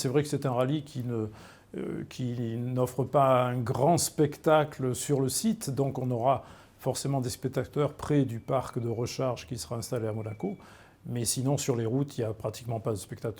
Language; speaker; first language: French; native; French